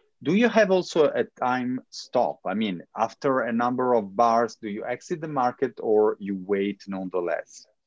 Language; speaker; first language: English; non-native, fluent; Italian